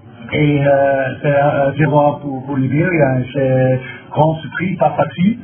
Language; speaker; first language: French; non-native, fluent; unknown